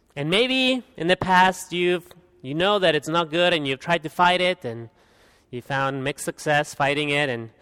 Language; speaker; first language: English; early bilingual, other home language; Spanish